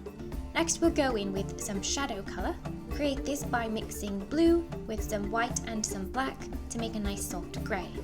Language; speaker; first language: English; native; English